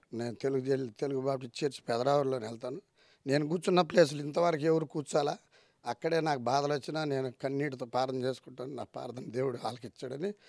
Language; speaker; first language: Telugu; native; Telugu